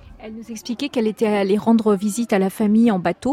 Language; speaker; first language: French; native; French